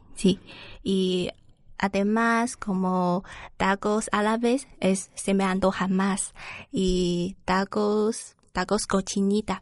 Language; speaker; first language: Spanish; non-native, learner; Chinese